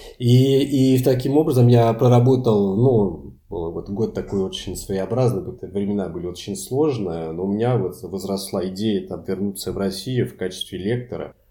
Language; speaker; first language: Russian; non-native, fluent; Portuguese